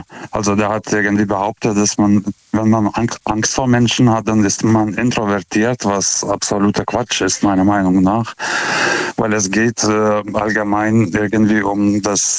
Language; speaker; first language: German; non-native, fluent; Lithuanian